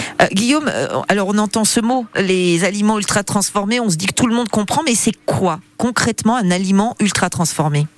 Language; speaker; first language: French; native; French